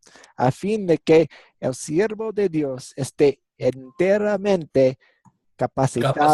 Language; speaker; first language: Spanish; non-native, fluent; English